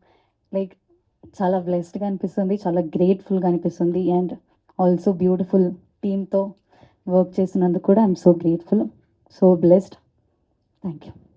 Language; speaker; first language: Telugu; non-native, learner; Malayalam